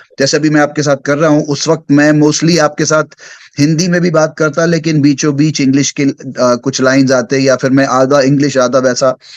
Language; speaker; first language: Hindi; early bilingual, heritage; Hindi